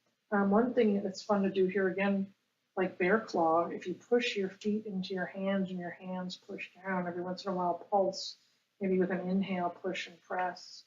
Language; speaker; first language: English; native; English